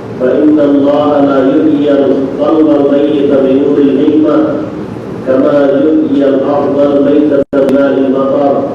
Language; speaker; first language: Arabic; non-native, fluent; Bangla